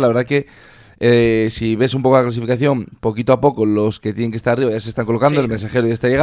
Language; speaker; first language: Spanish; native; Spanish